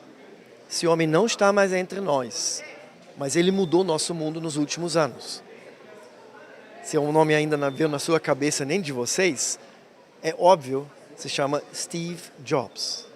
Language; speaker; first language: Portuguese; non-native, fluent; German